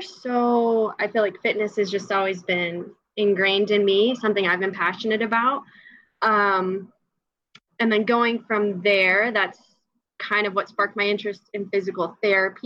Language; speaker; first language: English; native; English